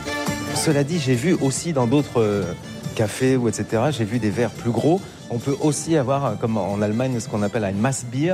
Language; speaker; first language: French; native; French